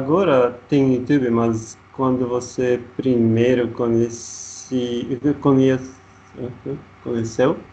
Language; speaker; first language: Portuguese; non-native, learner; Russian